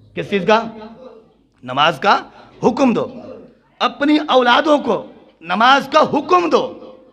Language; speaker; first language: Urdu; non-native, local second language; Punjabi